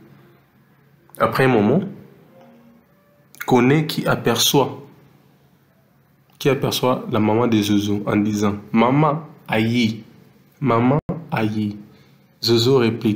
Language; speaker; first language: French; non-native, local second language; Lingala